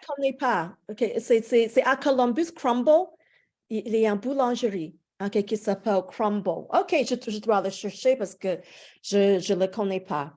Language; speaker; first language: French; non-native, fluent; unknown